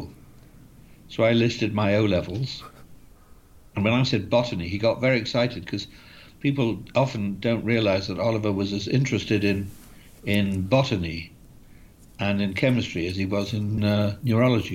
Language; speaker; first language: English; native; English